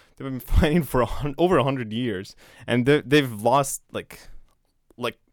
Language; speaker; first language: English; non-native, fluent; Arabic